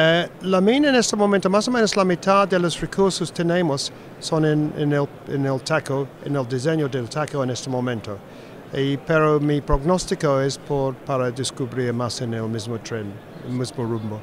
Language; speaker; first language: Spanish; non-native, fluent; English